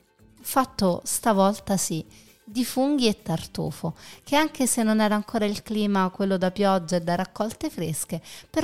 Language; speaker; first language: Italian; native; Italian